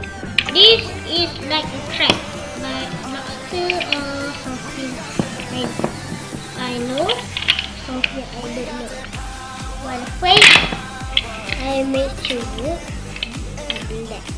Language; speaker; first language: English; non-native, learner; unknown